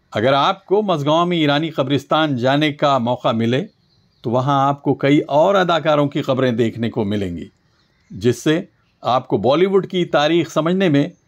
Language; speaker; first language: Urdu; native; Urdu